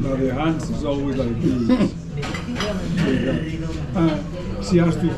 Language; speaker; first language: English; non-native, fluent; Spanish